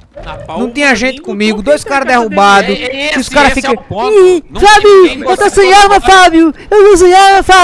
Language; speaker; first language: Portuguese; native; Portuguese